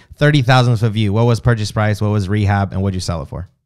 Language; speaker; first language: English; native; English